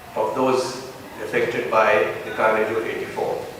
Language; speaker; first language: English; non-native, local second language; Punjabi